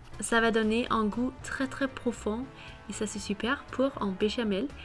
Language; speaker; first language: French; non-native, fluent; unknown